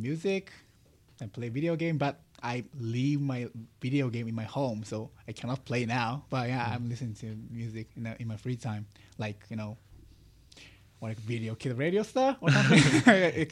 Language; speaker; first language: English; non-native, learner; Japanese